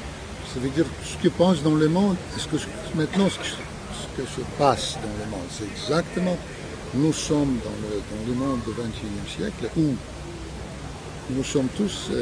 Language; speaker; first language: French; non-native, fluent; Russian